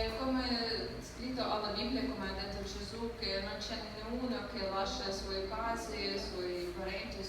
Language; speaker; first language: Italian; non-native, learner; Ukrainian